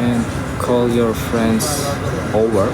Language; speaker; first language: English; non-native, fluent; Uzbek